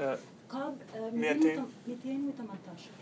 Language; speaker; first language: Arabic; non-native, fluent; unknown